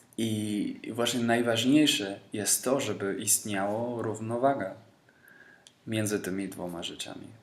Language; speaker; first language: Polish; non-native, fluent; Spanish